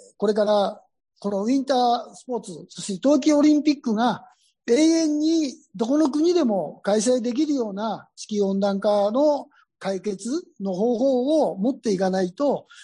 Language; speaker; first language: Japanese; native; Japanese